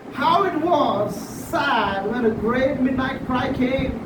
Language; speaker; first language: English; non-native, local second language; Marathi